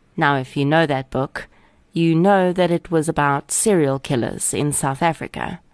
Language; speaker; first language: English; native; English